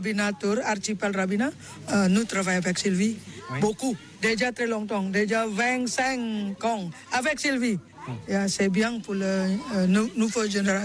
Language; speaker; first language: French; non-native, learner; Balinese